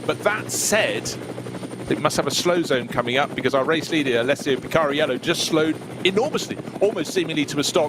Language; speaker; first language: English; native; English